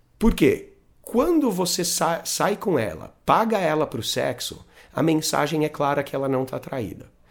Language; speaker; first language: Portuguese; non-native, fluent; English